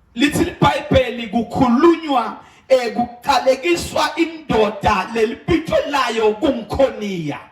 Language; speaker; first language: Zulu; non-native, local second language; Swati